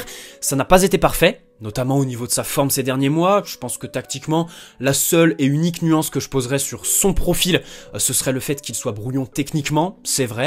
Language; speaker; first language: French; native; French